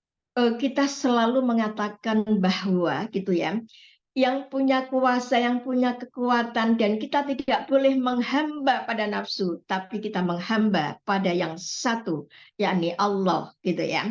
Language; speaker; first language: Indonesian; native; Indonesian